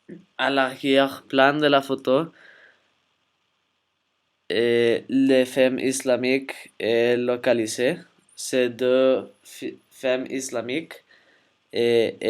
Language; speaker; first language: French; non-native, learner; Spanish